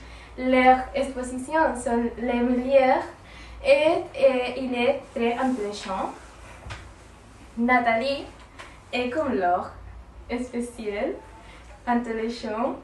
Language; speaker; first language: French; non-native, learner; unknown